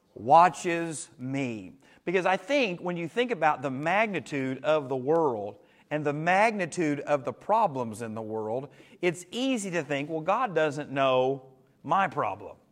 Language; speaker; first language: English; native; English